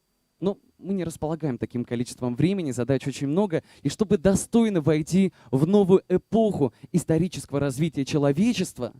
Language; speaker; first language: Russian; native; Russian